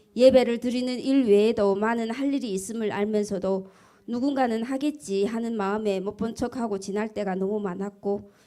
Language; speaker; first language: Korean; early bilingual, heritage; Korean